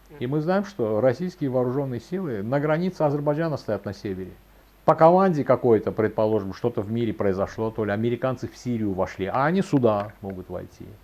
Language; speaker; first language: Russian; non-native, local second language; Azerbaijani